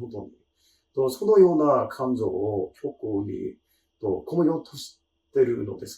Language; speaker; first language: Japanese; non-native, learner; English